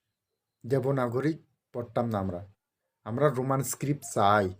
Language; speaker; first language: Bangla; non-native, local second language; Kok Borok